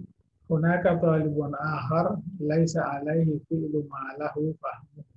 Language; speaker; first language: Arabic; non-native, fluent; Indonesian